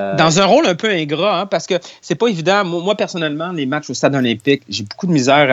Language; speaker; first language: French; native; French